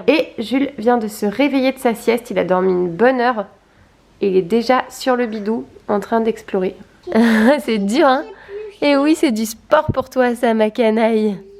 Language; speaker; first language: French; native; French